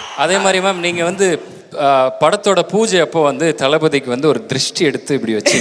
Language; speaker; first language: Tamil; native; Tamil